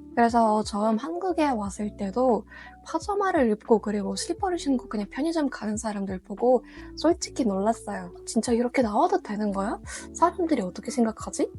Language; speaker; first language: Korean; non-native, fluent; Russian